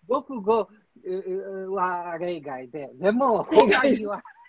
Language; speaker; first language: Japanese; non-native, learner; Polish